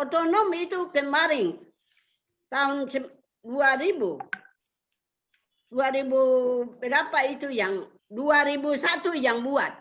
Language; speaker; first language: Indonesian; non-native, local second language; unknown